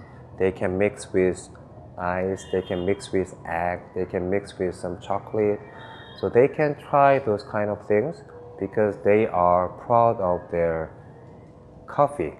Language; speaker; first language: English; non-native, fluent; Korean